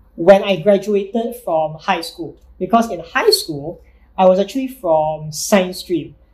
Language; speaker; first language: English; non-native, local second language; Chinese